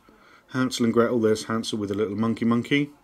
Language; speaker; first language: English; native; English